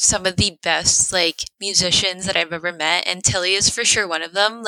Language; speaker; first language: English; early bilingual, other home language; Spanish